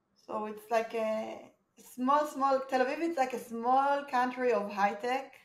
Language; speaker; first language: English; non-native, fluent; Hebrew